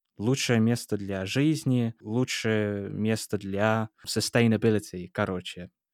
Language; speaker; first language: Russian; non-native, fluent; English